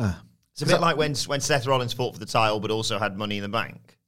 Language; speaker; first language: English; native; English